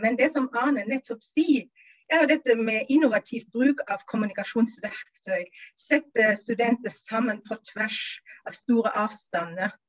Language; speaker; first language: Norwegian; non-native, fluent; German